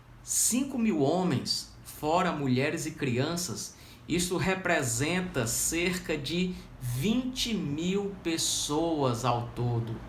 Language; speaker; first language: Portuguese; native; Portuguese